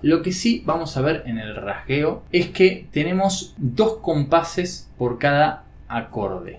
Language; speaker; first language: Spanish; native; Spanish